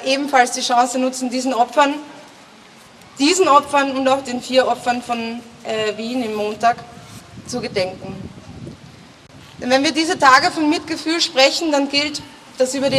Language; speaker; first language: German; native; German